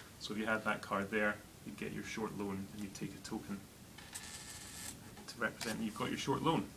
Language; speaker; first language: English; native; English